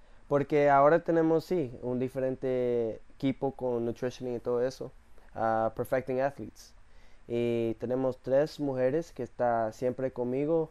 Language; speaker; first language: Spanish; early bilingual, heritage; English